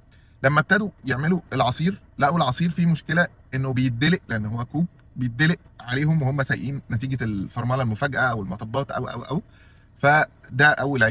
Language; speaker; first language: Arabic; native; Arabic